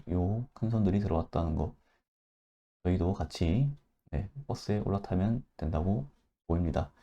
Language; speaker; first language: Korean; native; Korean